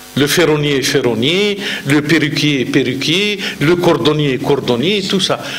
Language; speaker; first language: French; non-native, local second language; Arabic